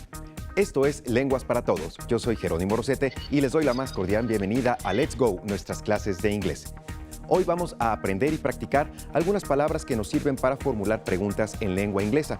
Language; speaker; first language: Spanish; native; Spanish